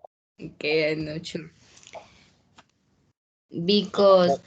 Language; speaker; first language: English; non-native, learner; Spanish